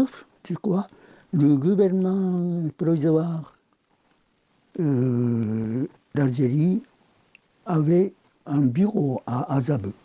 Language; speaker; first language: French; non-native, fluent; Japanese